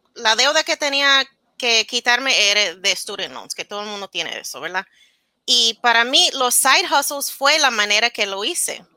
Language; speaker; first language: Spanish; early bilingual, heritage; Spanish